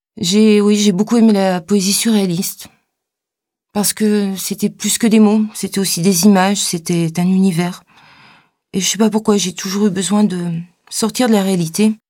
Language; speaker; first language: French; native; French